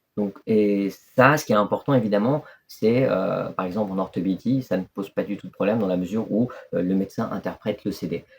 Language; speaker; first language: French; early bilingual, other home language; Turkish